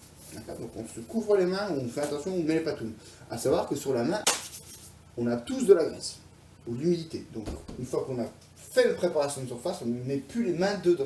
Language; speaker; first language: French; native; French